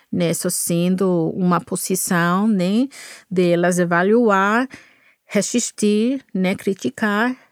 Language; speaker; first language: Portuguese; non-native, fluent; English